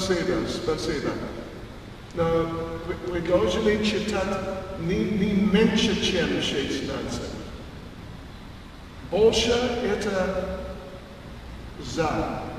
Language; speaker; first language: Russian; non-native, learner; English